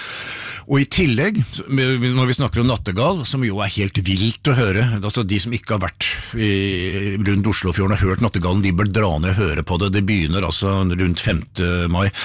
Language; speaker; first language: Norwegian; native; Norwegian